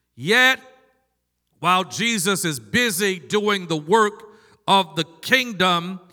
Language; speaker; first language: English; native; English